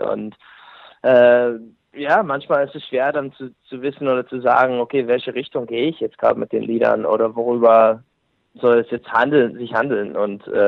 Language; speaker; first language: German; non-native, fluent; English